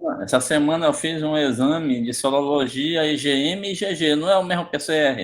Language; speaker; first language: Portuguese; native; Portuguese